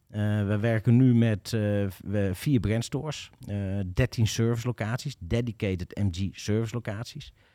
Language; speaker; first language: Dutch; native; Dutch